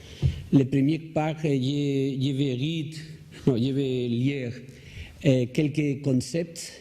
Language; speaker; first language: French; non-native, learner; Spanish